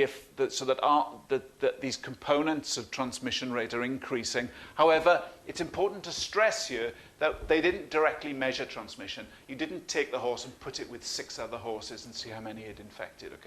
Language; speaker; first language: English; native; English